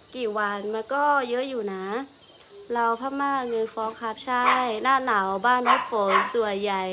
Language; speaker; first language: Thai; non-native, local second language; Lahu